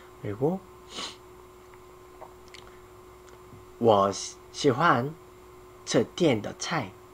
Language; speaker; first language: Chinese; non-native, learner; Korean